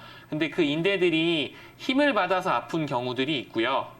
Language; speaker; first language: Korean; native; Korean